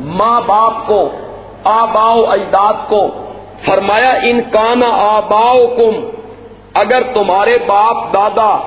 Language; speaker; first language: Urdu; non-native, local second language; Punjabi